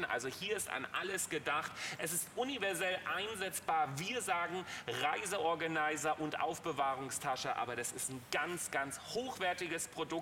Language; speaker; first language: German; native; German